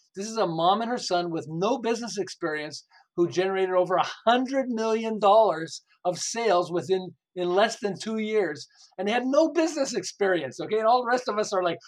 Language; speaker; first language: English; native; English